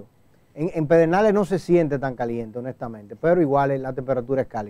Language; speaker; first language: Spanish; native; Spanish